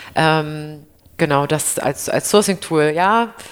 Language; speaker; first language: German; native; German